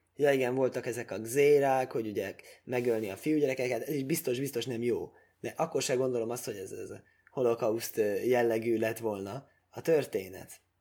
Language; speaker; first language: Hungarian; early bilingual, heritage; Hungarian